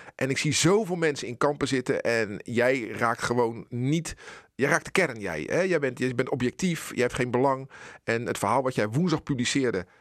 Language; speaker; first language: Dutch; native; Dutch